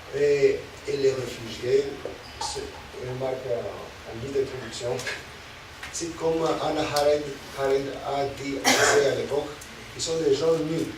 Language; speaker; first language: French; non-native, fluent; Greek